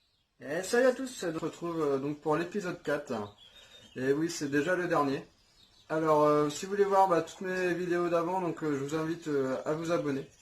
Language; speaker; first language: French; native; French